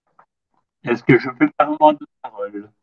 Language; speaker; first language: French; non-native, local second language; Dutch